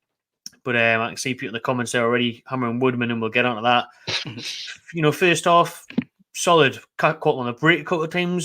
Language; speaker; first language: English; native; English